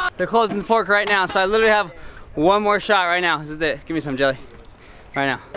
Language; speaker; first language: English; native; English